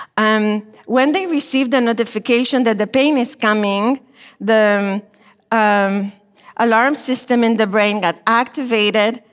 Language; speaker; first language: English; non-native, fluent; Romanian